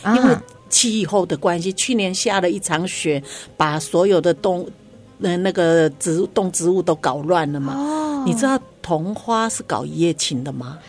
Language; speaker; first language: Chinese; non-native, local second language; Hakka Chinese